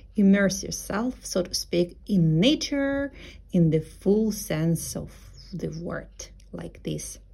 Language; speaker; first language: English; non-native, fluent; Russian